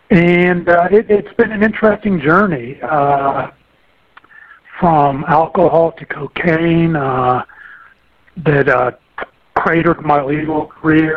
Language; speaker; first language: English; native; English